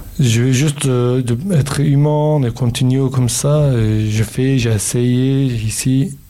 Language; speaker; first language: French; non-native, learner; Kurdish